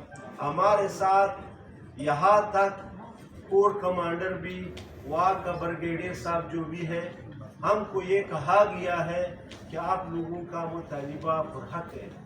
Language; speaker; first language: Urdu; non-native, local second language; Pashto